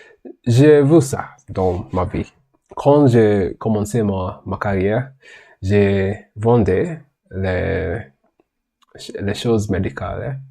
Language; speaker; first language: French; non-native, learner; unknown